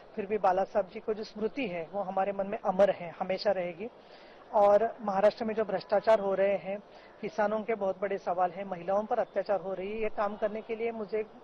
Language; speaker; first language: Hindi; non-native, local second language; Marathi